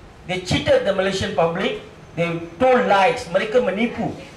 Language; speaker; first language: English; non-native, local second language; Tamil